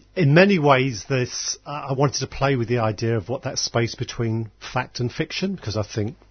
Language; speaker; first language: English; native; English